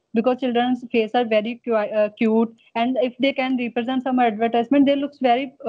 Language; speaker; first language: English; non-native, local second language; Punjabi